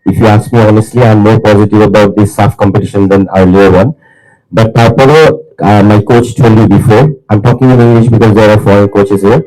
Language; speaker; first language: English; non-native, fluent; Bangla